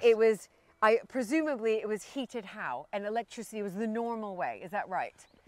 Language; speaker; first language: English; native; English